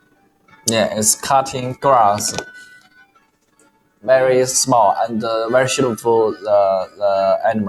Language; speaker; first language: English; non-native, learner; Chinese